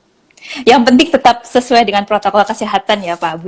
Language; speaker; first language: Indonesian; native; Indonesian